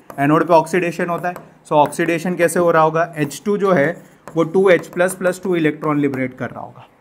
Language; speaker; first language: Hindi; non-native, local second language; Gujarati